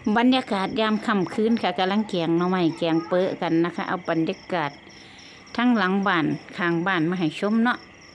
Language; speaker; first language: Thai; native; Thai